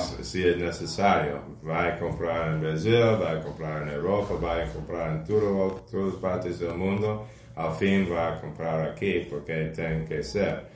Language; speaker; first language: Portuguese; non-native, fluent; English